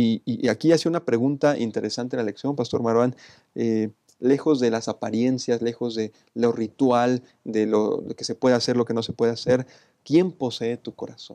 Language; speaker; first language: Spanish; native; Spanish